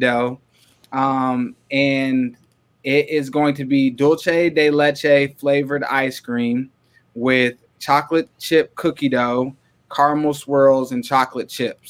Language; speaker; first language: English; native; English